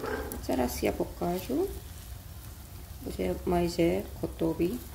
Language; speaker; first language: Ukrainian; non-native, learner; Korean